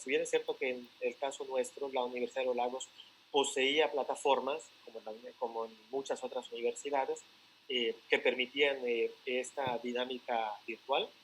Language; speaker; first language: Spanish; native; Spanish